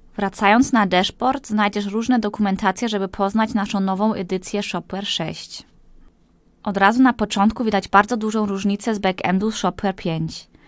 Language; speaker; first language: Polish; early bilingual, heritage; Polish